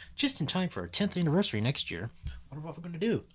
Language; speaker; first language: English; native; English